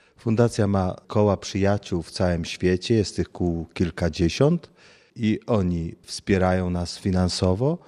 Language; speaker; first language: Polish; native; Polish